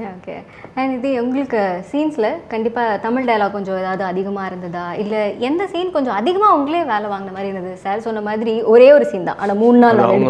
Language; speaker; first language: Tamil; native; Tamil